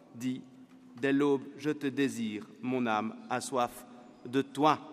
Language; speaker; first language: French; native; French